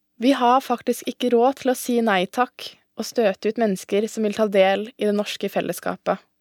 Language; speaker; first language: Norwegian; early bilingual, other home language; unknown